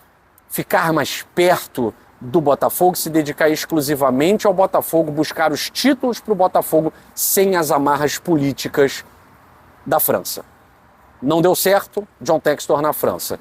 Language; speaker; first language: Portuguese; native; Portuguese